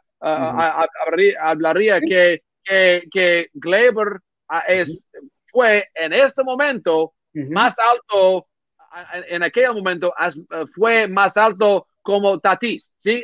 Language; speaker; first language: Spanish; non-native, learner; English